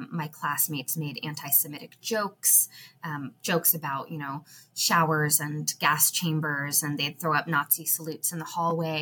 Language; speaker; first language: English; native; English